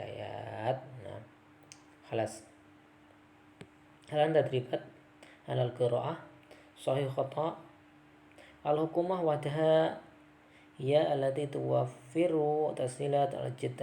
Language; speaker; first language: Arabic; non-native, fluent; Indonesian